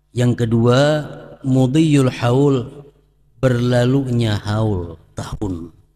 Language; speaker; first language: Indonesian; non-native, local second language; Banjar